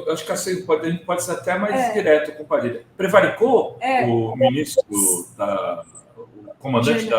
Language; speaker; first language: Portuguese; native; Portuguese